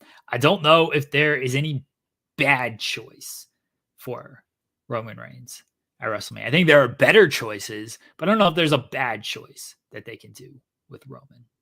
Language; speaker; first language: English; native; English